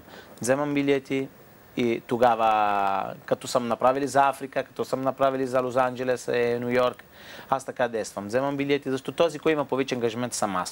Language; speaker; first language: Bulgarian; non-native, fluent; Italian